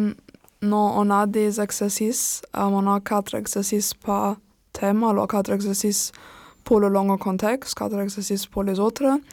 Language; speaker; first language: French; non-native, learner; German